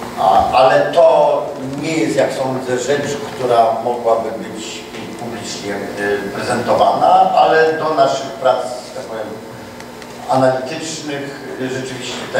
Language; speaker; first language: Polish; native; Polish